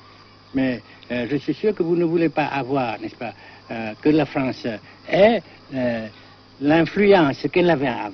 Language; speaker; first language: French; non-native, fluent; Vietnamese